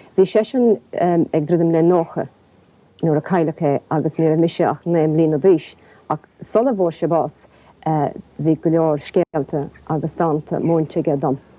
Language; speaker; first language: Irish; non-native, local second language; English